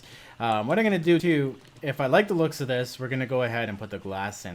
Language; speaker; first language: English; native; English